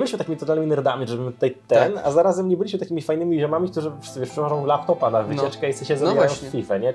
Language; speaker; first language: Polish; native; Polish